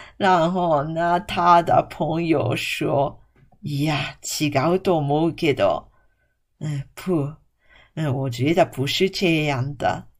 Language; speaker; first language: Chinese; non-native, fluent; Japanese